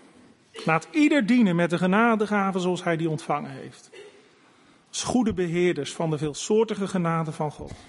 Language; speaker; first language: Dutch; native; Dutch